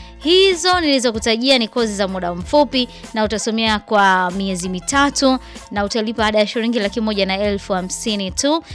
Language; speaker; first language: Swahili; native; Swahili